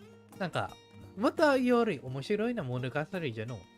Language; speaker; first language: Japanese; non-native, fluent; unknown